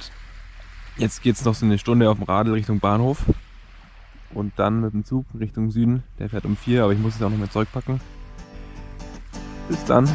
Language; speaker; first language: German; native; German